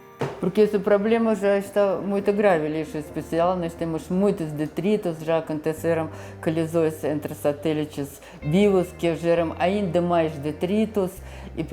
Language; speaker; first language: Portuguese; non-native, fluent; Russian